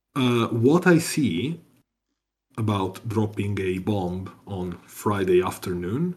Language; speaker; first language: English; non-native, fluent; Italian